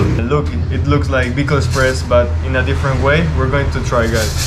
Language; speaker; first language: English; non-native, fluent; Spanish